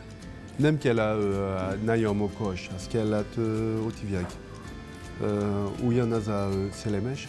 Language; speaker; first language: Hungarian; non-native, learner; French